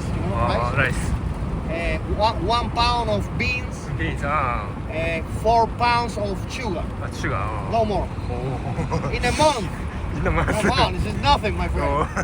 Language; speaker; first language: English; non-native, fluent; Spanish